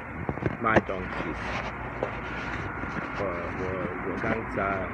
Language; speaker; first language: Chinese; non-native, learner; English